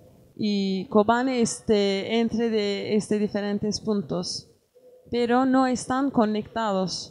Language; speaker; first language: Spanish; non-native, learner; Kurdish